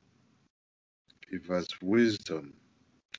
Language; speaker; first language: English; non-native, local second language; Kinyarwanda